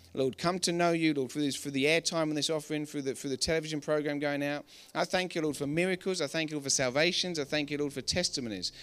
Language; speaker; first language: English; native; English